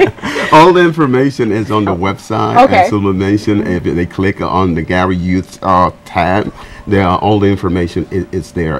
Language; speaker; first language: English; non-native, fluent; Spanish